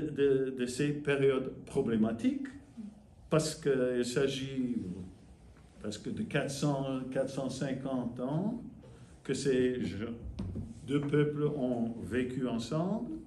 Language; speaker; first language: French; non-native, fluent; English